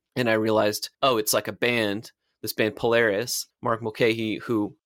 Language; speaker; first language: English; native; English